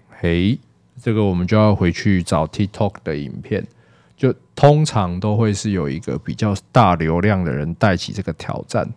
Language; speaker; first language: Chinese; native; Chinese